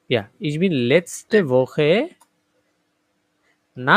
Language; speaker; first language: German; non-native, fluent; Bangla